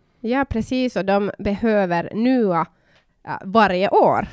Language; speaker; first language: Swedish; non-native, local second language; Finnish